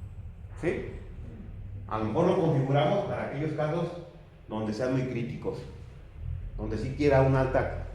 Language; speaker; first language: Spanish; native; Spanish